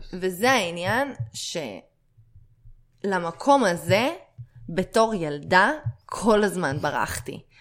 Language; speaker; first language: Hebrew; early bilingual, other home language; Russian